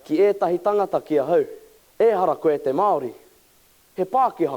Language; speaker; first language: Māori; non-native, local second language; English